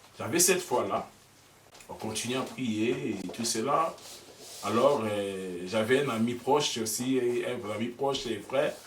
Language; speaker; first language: French; non-native, local second language; Lingala